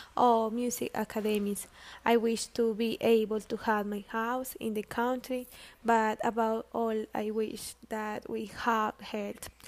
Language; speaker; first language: English; non-native, learner; Spanish